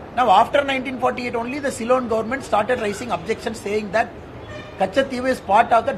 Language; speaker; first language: English; non-native, local second language; Tamil